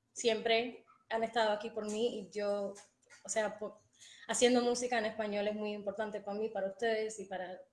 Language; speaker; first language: Spanish; early bilingual, heritage; Spanish